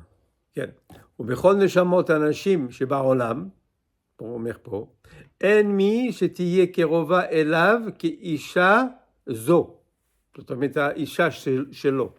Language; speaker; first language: Hebrew; non-native, fluent; English